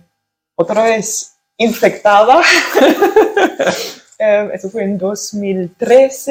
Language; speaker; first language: Spanish; early bilingual, heritage; German